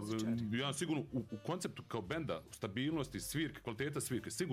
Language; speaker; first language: Serbian; native; Serbian